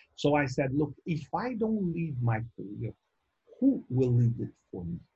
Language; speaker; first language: English; non-native, fluent; Portuguese